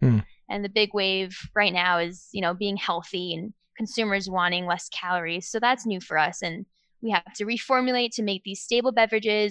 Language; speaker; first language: English; native; English